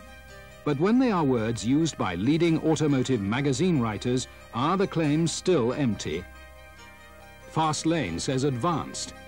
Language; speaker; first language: English; native; English